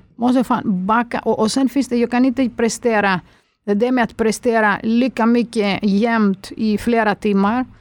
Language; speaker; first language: Swedish; non-native, fluent; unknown